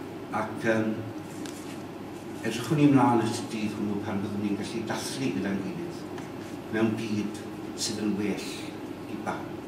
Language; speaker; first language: Welsh; native; Welsh